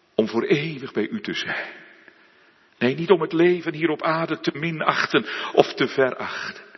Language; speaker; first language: Dutch; native; Dutch